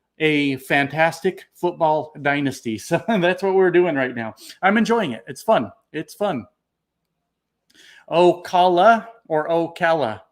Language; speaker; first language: English; native; English